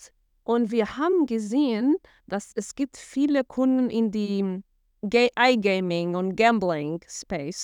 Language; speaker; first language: German; non-native, fluent; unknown